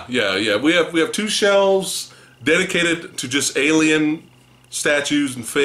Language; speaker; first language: English; native; English